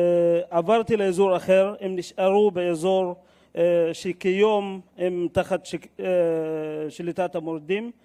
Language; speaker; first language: Hebrew; non-native, fluent; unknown